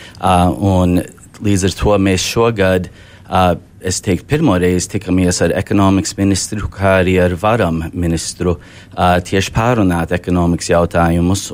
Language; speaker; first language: Latvian; early bilingual, heritage; Latvian